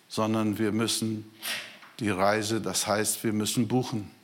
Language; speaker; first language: German; non-native, fluent; Portuguese